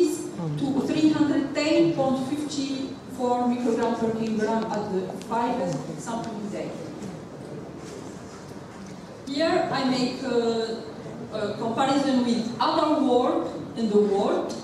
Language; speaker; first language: English; non-native, local second language; Arabic